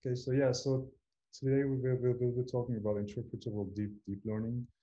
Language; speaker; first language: English; non-native, fluent; Turkish